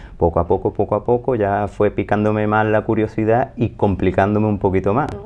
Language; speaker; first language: Spanish; native; Spanish